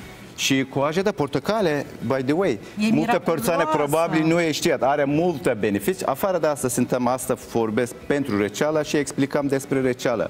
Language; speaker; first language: Romanian; non-native, learner; Turkish